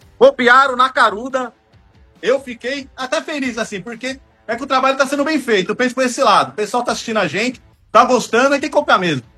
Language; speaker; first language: Portuguese; native; Portuguese